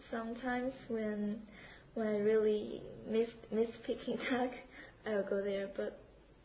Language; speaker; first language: English; non-native, learner; Chinese